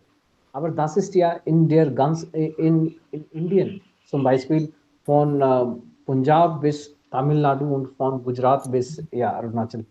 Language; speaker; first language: German; non-native, fluent; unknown